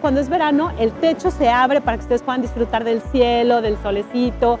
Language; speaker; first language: Spanish; native; Spanish